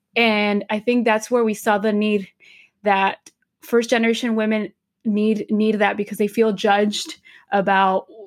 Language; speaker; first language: English; early bilingual, other home language; Spanish